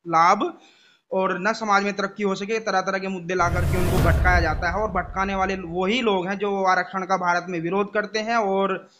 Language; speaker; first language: Hindi; native; Hindi